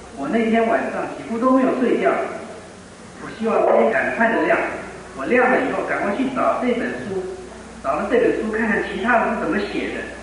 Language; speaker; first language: Chinese; native; Chinese